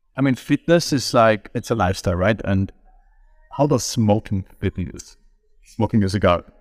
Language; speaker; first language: English; non-native, fluent; German